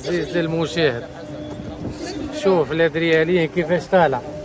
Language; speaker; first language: Arabic; native; Arabic